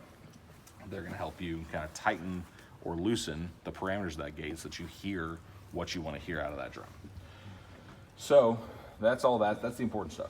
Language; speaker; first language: English; native; English